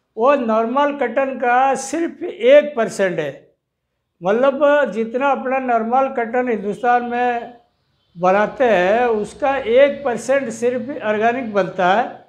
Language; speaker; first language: Hindi; non-native, local second language; Odia